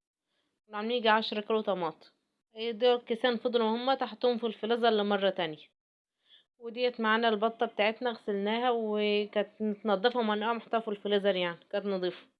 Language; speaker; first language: Arabic; native; Arabic